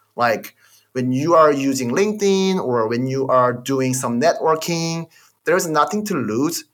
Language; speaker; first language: English; non-native, fluent; Korean